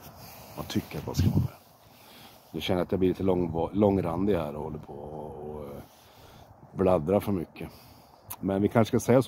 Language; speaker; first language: Swedish; native; Swedish